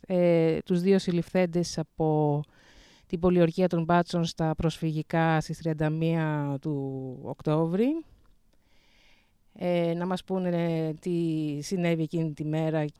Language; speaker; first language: Greek; native; Greek